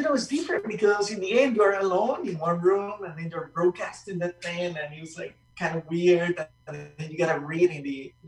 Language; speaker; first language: English; non-native, fluent; Spanish